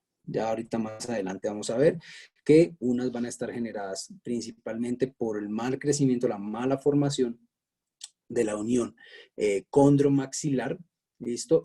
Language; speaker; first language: Spanish; native; Spanish